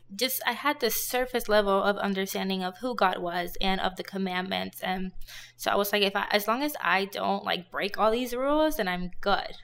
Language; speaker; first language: English; non-native, fluent; Spanish